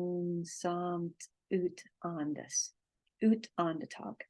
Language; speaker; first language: Swedish; non-native, learner; English